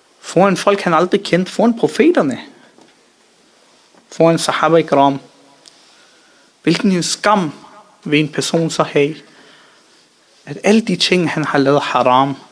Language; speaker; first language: Danish; early bilingual, other home language; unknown